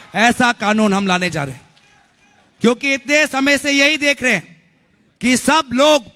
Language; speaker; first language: Hindi; non-native, local second language; Assamese